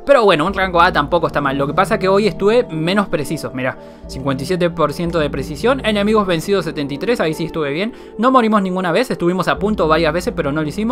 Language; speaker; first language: Spanish; native; Spanish